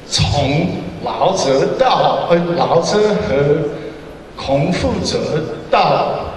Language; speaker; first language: Chinese; non-native, learner; English